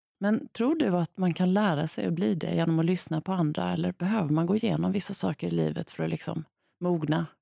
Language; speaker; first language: Swedish; native; Swedish